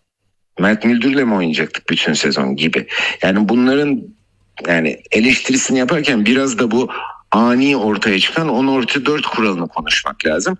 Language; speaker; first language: Turkish; native; Turkish